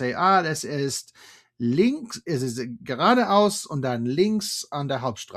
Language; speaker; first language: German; non-native, fluent; English